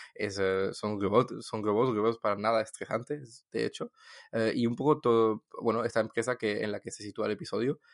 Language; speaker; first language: Spanish; non-native, fluent; French